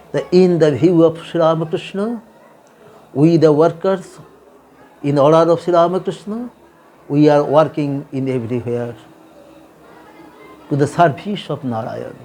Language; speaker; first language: English; non-native, local second language; Bangla